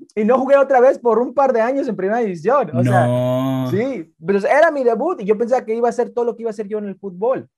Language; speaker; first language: Spanish; early bilingual, heritage; Spanish